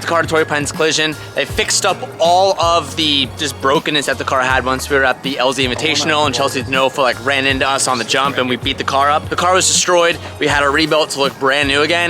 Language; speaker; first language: English; native; English